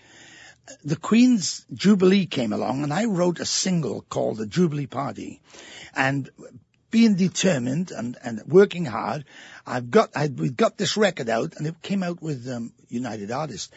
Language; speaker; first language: English; native; English